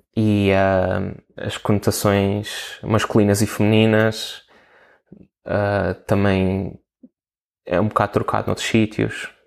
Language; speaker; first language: Portuguese; native; Portuguese